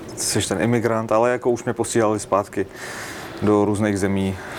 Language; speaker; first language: Czech; early bilingual, other home language; Armenian